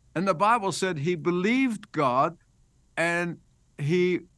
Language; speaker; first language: English; non-native, fluent; Arabic